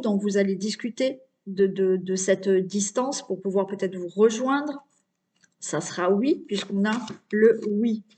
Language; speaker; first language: French; native; French